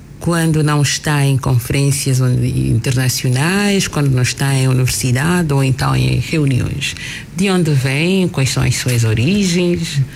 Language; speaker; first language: Portuguese; native; Portuguese